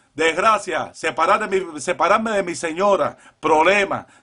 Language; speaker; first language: Spanish; native; Spanish